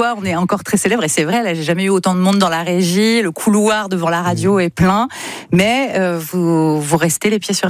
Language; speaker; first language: French; native; French